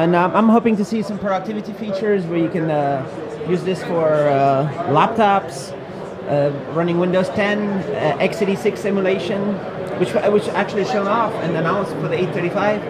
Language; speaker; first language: English; non-native, fluent; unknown